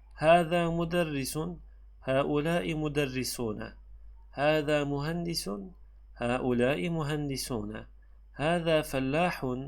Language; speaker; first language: Arabic; non-native, fluent; Turkish